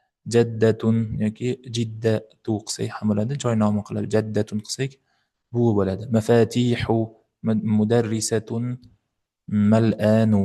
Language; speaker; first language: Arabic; non-native, fluent; Uzbek